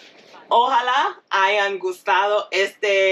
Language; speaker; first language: Spanish; non-native, fluent; English